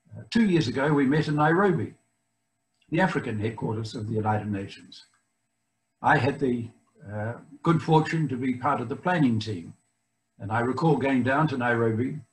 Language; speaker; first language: English; native; English